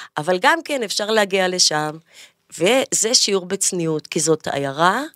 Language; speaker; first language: Hebrew; native; Hebrew